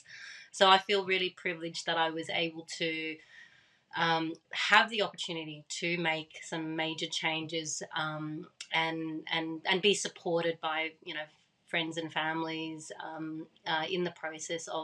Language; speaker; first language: English; early bilingual, other home language; Thai